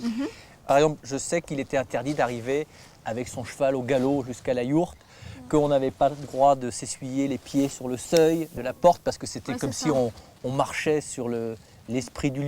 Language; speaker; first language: French; native; French